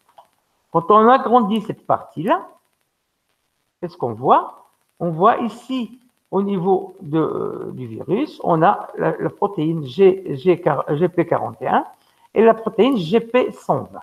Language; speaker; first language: French; non-native, local second language; Arabic